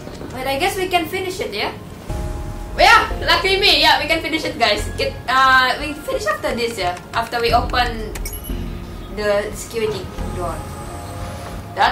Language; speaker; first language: English; non-native, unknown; Indonesian